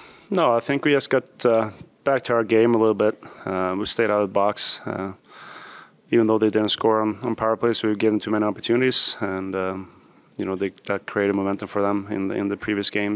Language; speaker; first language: English; non-native, fluent; Swedish